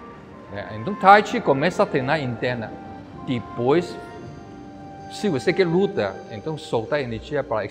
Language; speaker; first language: Portuguese; non-native, learner; Chinese